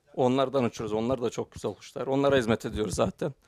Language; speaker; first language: Turkish; native; Turkish